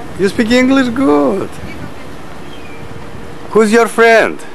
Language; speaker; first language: English; non-native, learner; Russian